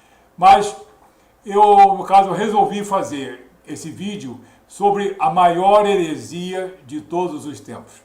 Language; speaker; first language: Portuguese; native; Portuguese